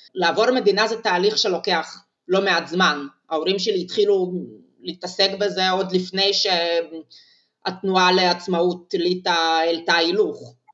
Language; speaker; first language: Hebrew; non-native, fluent; Russian